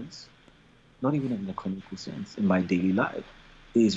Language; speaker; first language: English; non-native, local second language; Yoruba